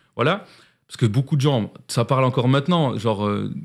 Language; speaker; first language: French; native; French